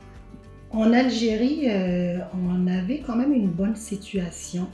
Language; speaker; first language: French; non-native, local second language; Arabic